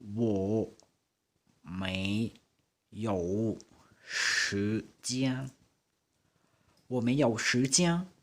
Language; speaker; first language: Chinese; non-native, fluent; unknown